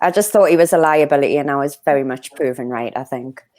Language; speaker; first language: English; native; English